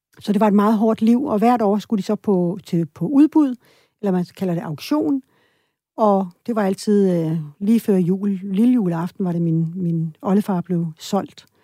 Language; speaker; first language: Danish; early bilingual, other home language; Swedish